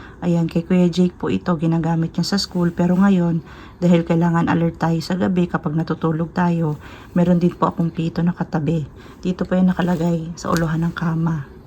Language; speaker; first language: Filipino; native; Filipino